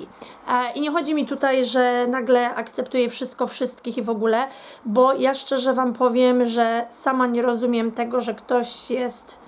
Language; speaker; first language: Polish; native; Polish